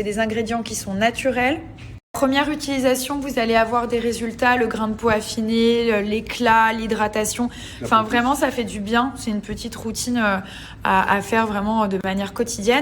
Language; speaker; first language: French; native; French